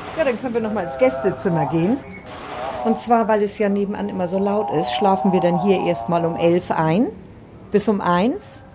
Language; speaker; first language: German; native; German